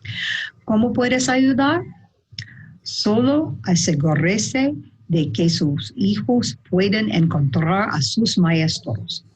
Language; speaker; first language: Spanish; non-native, learner; English